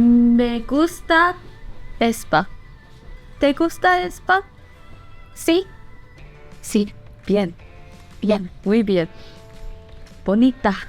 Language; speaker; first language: Spanish; non-native, learner; Korean